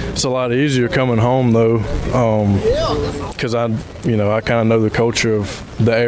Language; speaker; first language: English; native; English